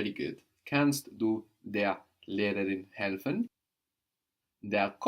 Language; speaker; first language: German; non-native, fluent; English